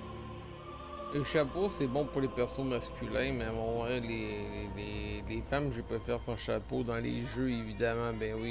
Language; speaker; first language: French; native; French